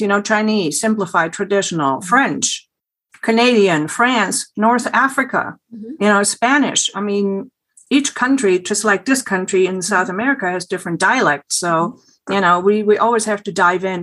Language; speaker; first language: English; non-native, fluent; German